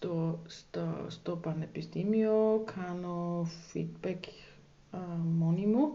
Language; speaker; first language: Greek; non-native, learner; German